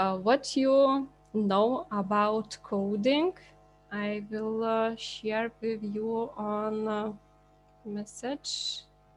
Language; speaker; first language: English; non-native, learner; Lithuanian